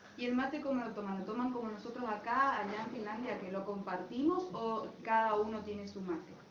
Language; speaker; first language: Spanish; native; Spanish